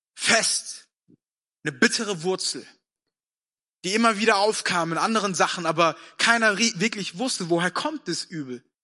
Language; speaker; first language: German; early bilingual, other home language; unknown